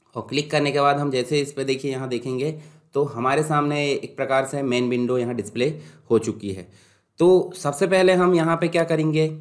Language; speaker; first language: Hindi; native; Hindi